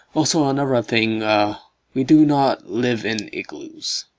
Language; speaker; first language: English; native; English